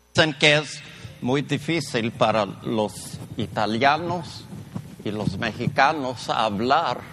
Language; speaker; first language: Spanish; early bilingual, heritage; Spanish